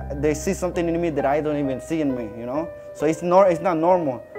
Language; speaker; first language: English; native; English